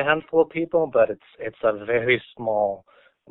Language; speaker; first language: English; non-native, fluent; Icelandic